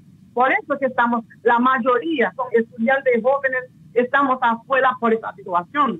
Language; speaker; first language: Spanish; non-native, local second language; Haitian Creole